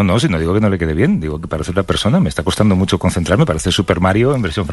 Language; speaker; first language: Spanish; native; Spanish